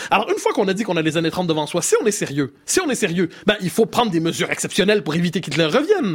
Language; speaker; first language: French; native; French